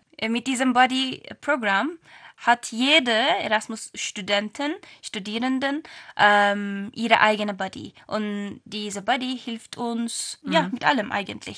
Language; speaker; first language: German; non-native, learner; Turkish